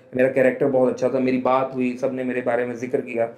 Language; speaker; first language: Hindi; native; Hindi